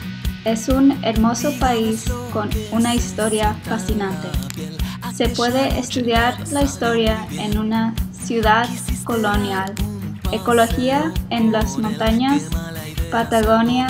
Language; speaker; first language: Spanish; non-native, learner; English